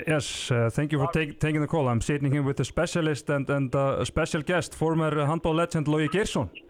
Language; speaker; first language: English; non-native, fluent; Icelandic